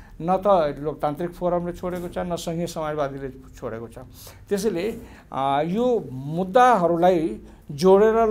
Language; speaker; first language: Nepali; non-native, local second language; Maithili